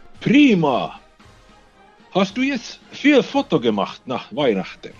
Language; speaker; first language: German; non-native, learner; Finnish